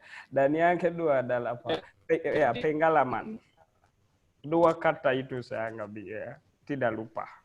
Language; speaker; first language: Indonesian; non-native, learner; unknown